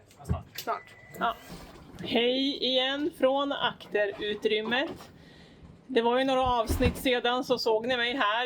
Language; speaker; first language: Swedish; native; Swedish